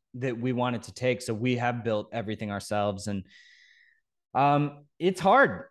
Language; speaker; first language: English; native; English